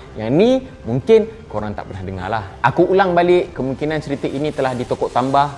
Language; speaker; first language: Malay; native; Malay